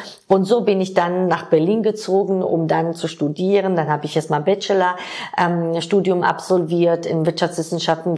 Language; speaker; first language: German; non-native, fluent; Georgian